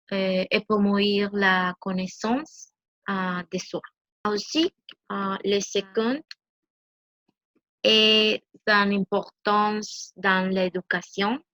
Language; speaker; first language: French; non-native, learner; Spanish